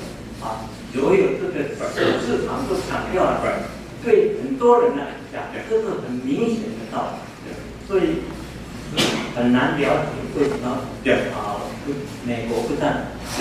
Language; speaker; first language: Chinese; non-native, local second language; Min Nan Chinese